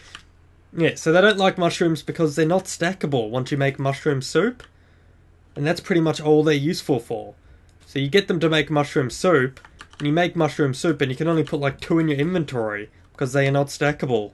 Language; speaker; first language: English; native; English